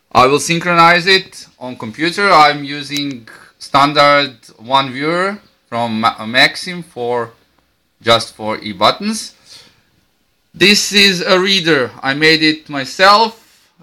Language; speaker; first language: English; non-native, fluent; Croatian